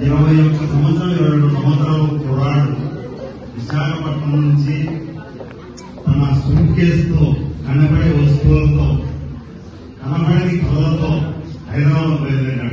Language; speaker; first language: Telugu; native; Telugu